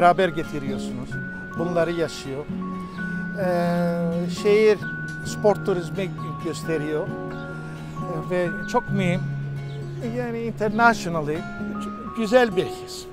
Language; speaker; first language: Turkish; non-native, local second language; Greek